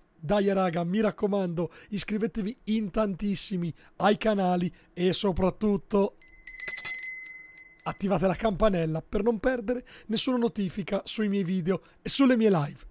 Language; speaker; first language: Italian; native; Italian